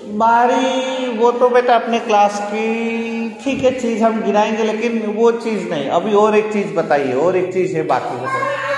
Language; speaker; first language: Hindi; non-native, local second language; Gujarati